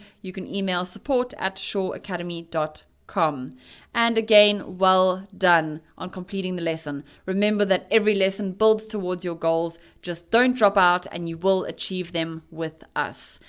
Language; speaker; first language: English; native; English